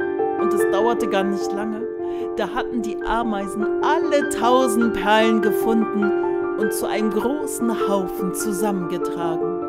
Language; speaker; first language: German; native; German